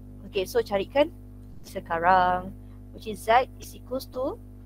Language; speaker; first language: English; non-native, local second language; Malay